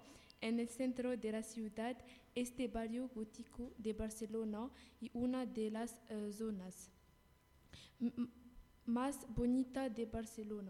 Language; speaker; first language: Spanish; non-native, learner; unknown